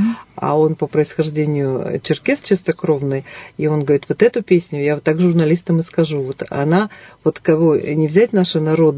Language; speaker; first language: Russian; native; Russian